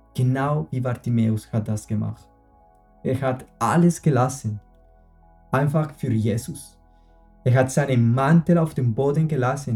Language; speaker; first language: German; non-native, fluent; Spanish